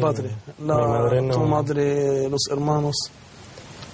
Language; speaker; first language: Spanish; non-native, learner; Arabic